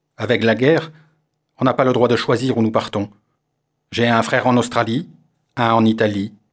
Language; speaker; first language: French; non-native, learner; Armenian